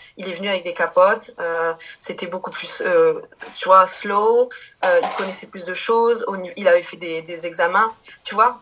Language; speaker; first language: French; early bilingual, other home language; Portuguese